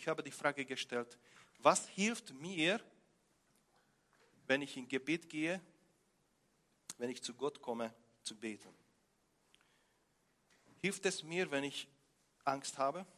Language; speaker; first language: German; non-native, fluent; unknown